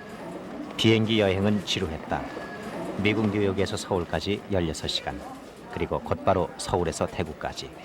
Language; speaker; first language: Korean; native; Korean